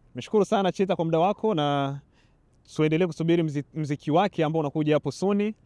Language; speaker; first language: Swahili; native; Swahili